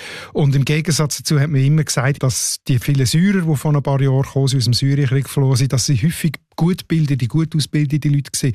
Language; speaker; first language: German; native; German